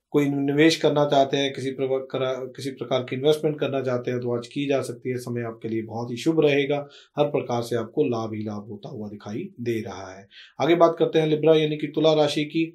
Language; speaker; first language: Hindi; native; Hindi